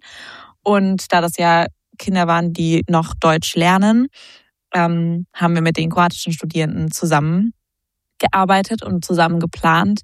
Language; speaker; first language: German; native; German